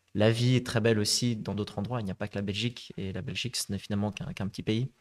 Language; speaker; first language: French; native; French